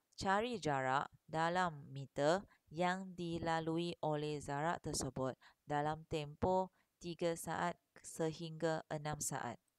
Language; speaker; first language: Malay; non-native, local second language; Chinese